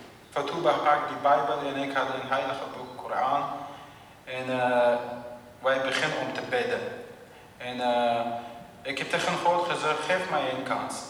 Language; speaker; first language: Dutch; non-native, learner; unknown